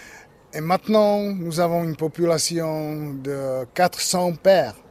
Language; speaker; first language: French; non-native, learner; Czech